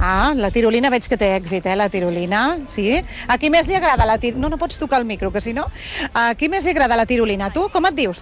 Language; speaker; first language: Catalan; native; Catalan